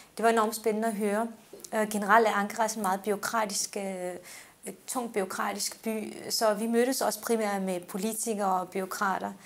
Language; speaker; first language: Danish; early bilingual, other home language; Turkish